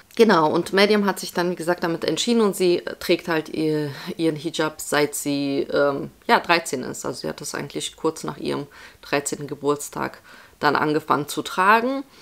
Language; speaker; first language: German; early bilingual, other home language; Polish